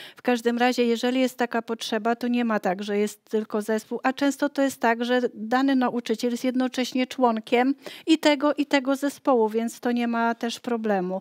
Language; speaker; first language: Polish; native; Polish